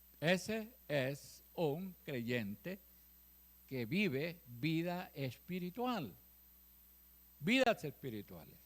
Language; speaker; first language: Spanish; native; Spanish